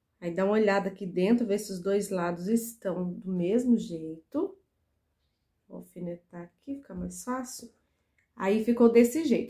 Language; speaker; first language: Portuguese; native; Portuguese